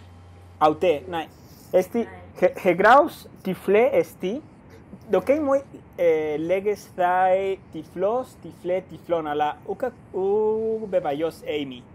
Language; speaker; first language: Greek; non-native, fluent; Spanish